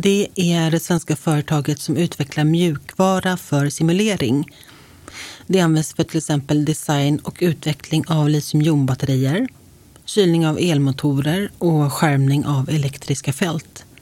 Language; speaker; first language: Swedish; native; Swedish